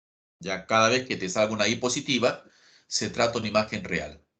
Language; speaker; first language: Spanish; native; Spanish